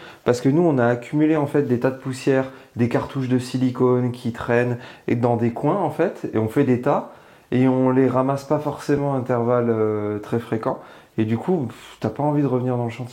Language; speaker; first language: French; native; French